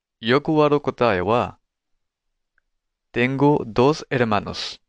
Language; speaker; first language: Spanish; non-native, fluent; Japanese